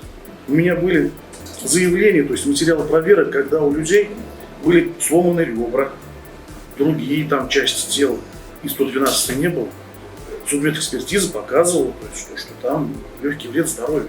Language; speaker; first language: Russian; native; Russian